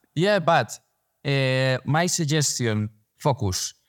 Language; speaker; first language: English; non-native, learner; Spanish